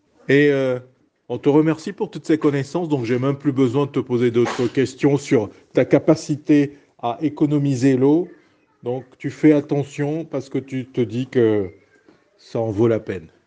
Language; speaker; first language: French; native; French